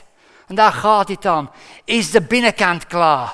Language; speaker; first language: Dutch; non-native, fluent; English